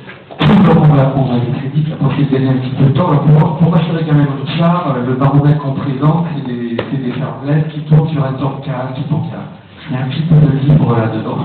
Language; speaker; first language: French; native; French